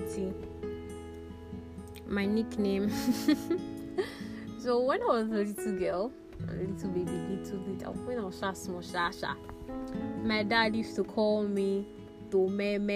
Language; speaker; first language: English; non-native, local second language; Yoruba